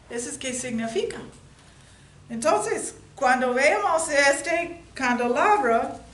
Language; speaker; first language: Spanish; non-native, learner; English